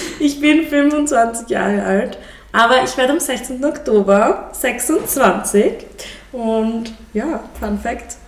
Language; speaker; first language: German; native; German